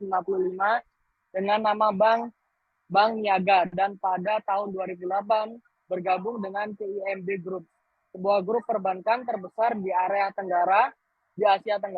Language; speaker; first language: Indonesian; native; Indonesian